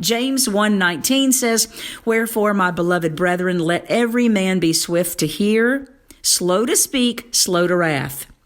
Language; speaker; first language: English; native; English